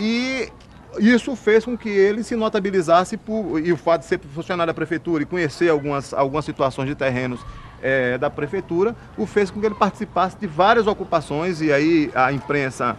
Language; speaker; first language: Portuguese; native; Portuguese